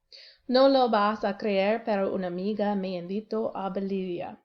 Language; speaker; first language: Spanish; non-native, fluent; English